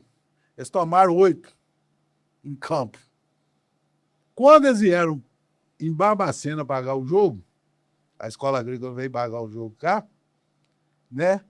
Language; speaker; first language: Portuguese; native; Portuguese